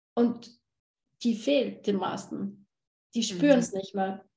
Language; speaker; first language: German; native; German